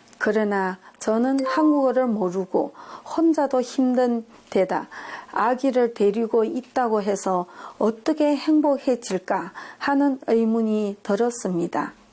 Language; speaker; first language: Korean; non-native, fluent; Chinese